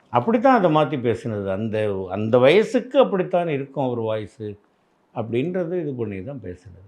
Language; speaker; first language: Tamil; native; Tamil